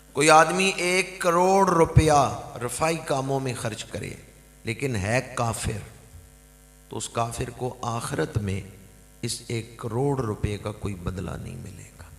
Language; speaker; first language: Urdu; non-native, local second language; Punjabi